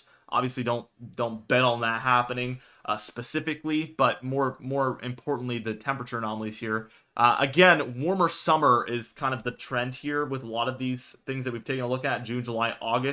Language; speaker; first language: English; native; English